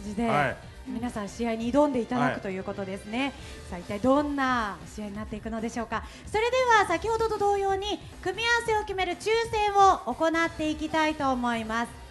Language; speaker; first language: Japanese; native; Japanese